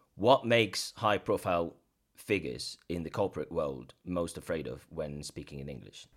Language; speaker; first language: English; non-native, fluent; Spanish